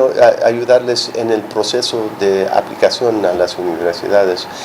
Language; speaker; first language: Spanish; non-native, fluent; English